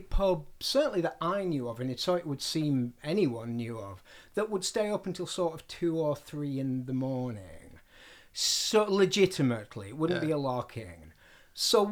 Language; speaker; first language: English; native; English